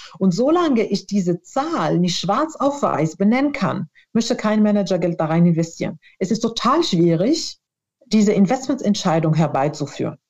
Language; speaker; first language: German; non-native, fluent; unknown